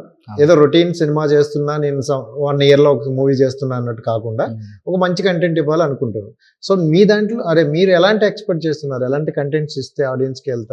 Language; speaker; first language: Telugu; native; Telugu